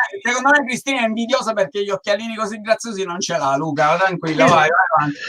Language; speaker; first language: Italian; native; Italian